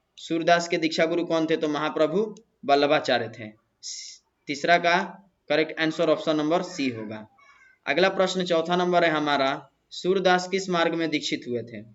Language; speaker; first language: Hindi; native; Hindi